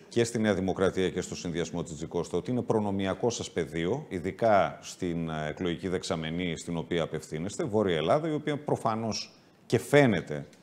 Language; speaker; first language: Greek; native; Greek